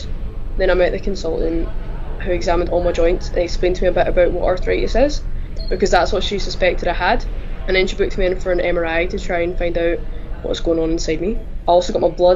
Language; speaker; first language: English; native; English